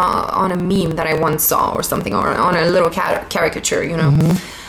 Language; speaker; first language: English; non-native, fluent; Romanian